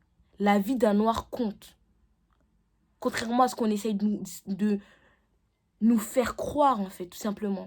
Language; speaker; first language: French; native; French